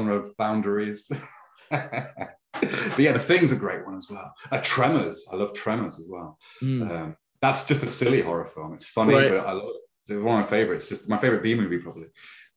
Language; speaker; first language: English; native; English